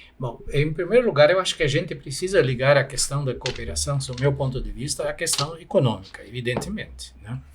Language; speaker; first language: Portuguese; non-native, local second language; German